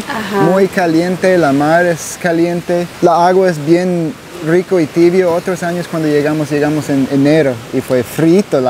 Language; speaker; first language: Spanish; non-native, learner; English